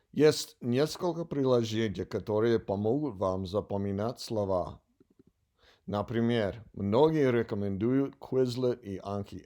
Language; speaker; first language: Russian; non-native, learner; English